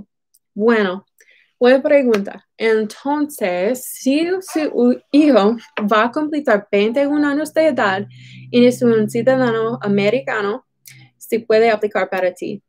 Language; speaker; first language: Spanish; non-native, fluent; English